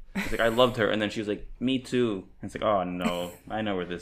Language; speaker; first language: English; native; English